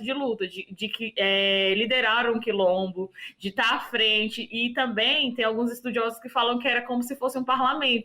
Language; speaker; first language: Portuguese; native; Portuguese